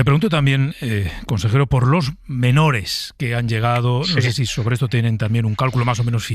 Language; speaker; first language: Spanish; native; Spanish